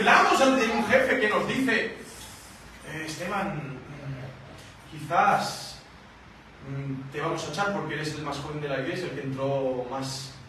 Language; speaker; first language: Spanish; native; Spanish